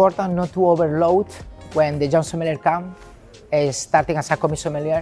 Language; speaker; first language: English; non-native, fluent; Spanish